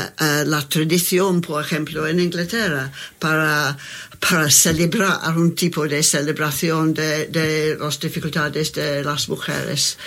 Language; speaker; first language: Spanish; non-native, learner; English